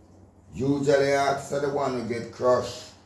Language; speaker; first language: English; non-native, local second language; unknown